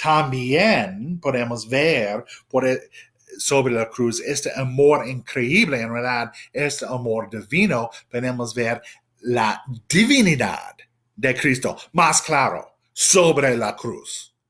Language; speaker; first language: Spanish; non-native, fluent; English